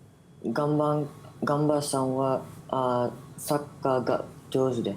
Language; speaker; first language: Japanese; non-native, learner; Malay